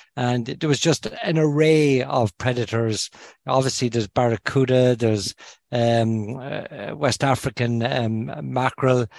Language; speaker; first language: English; native; English